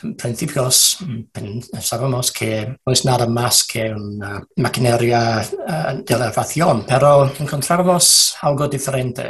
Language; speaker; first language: Spanish; non-native, learner; English